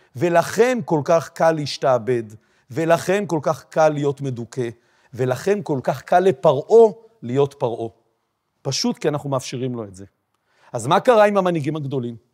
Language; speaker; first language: Hebrew; native; Hebrew